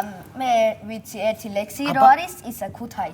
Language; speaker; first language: Georgian; early bilingual, heritage; Georgian